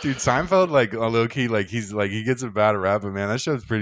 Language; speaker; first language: English; native; English